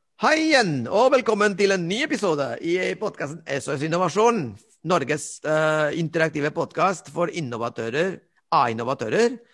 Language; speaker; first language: Norwegian; non-native, fluent; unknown